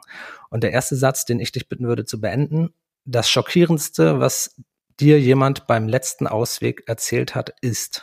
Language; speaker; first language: German; native; German